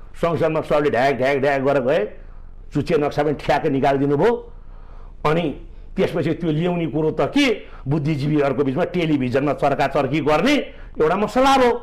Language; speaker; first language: Nepali; native; Nepali